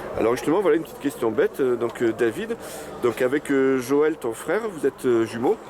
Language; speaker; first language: French; native; French